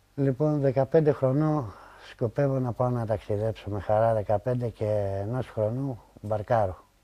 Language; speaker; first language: Greek; native; Greek